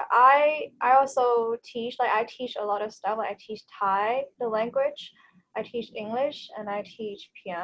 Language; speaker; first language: English; non-native, fluent; Thai